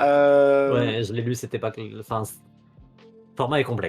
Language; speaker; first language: French; native; French